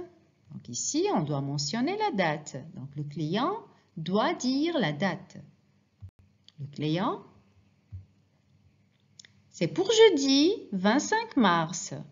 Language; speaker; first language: French; non-native, fluent; Arabic